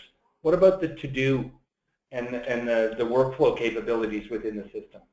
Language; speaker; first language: English; native; English